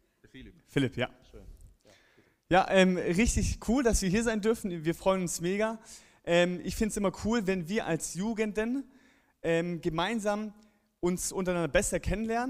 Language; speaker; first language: German; native; German